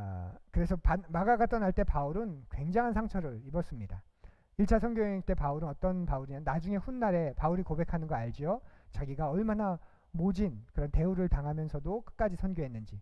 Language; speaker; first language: Korean; native; Korean